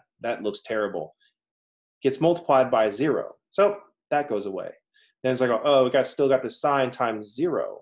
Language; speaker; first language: English; native; English